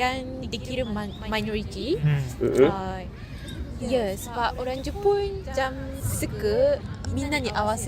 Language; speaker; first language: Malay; non-native, fluent; Japanese